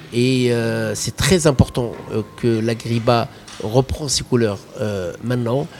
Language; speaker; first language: French; non-native, local second language; Arabic